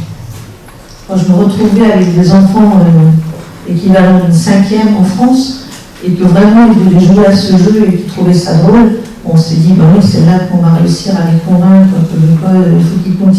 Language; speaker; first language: French; native; French